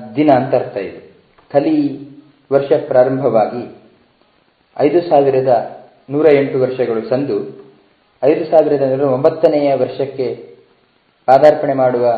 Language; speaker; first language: Kannada; non-native, local second language; Tulu